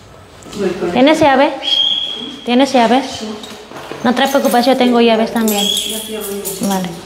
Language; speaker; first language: Spanish; non-native, learner; Indonesian